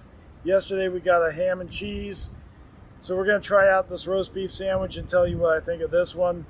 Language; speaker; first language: English; native; English